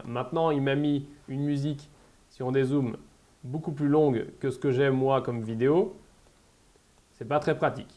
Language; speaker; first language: French; native; French